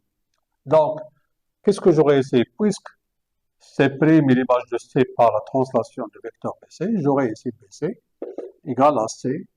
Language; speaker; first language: French; non-native, local second language; Arabic